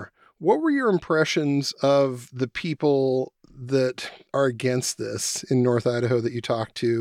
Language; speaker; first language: English; native; English